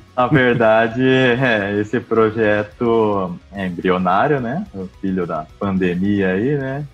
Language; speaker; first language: Portuguese; native; Portuguese